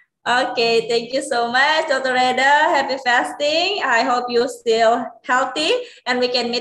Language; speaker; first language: English; non-native, learner; Indonesian